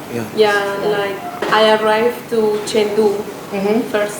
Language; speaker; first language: English; non-native, fluent; Spanish